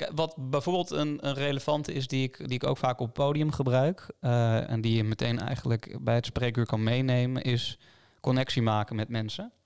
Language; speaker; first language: Dutch; native; Dutch